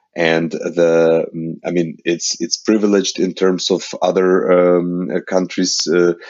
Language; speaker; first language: English; non-native, fluent; Ukrainian